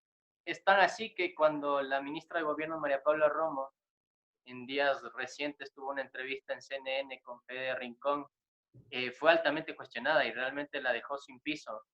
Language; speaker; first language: Spanish; native; Spanish